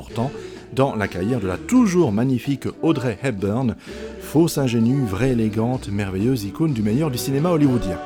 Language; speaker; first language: French; native; French